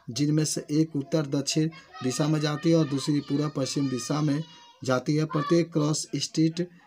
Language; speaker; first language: Hindi; native; Hindi